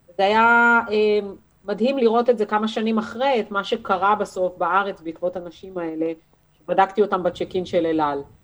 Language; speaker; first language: Hebrew; early bilingual, other home language; Russian